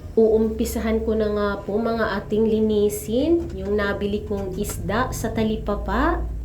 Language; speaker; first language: Filipino; non-native, local second language; Masbatenyo